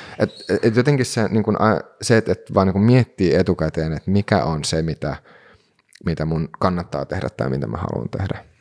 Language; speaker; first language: Finnish; native; Finnish